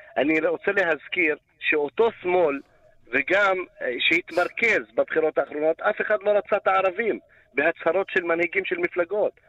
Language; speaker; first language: Hebrew; non-native, local second language; Arabic